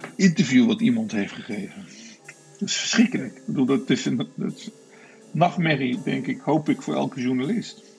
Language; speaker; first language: Dutch; native; Dutch